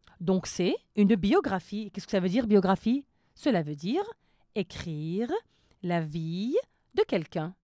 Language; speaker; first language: French; non-native, local second language; Arabic